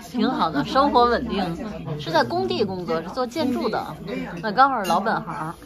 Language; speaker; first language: Chinese; native; Chinese